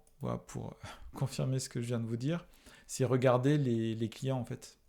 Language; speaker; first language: French; native; French